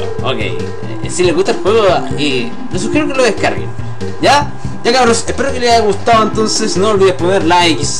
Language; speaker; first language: Spanish; native; Spanish